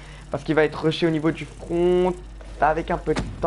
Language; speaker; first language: French; native; French